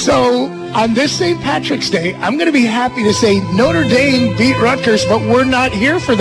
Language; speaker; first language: English; native; English